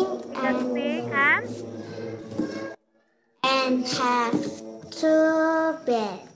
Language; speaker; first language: English; non-native, learner; Indonesian